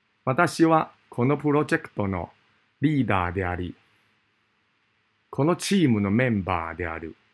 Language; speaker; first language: Japanese; non-native, fluent; Cantonese